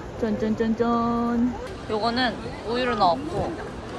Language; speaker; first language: Korean; native; Korean